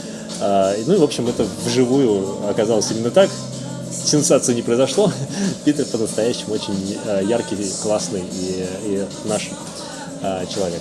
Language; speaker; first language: Russian; native; Russian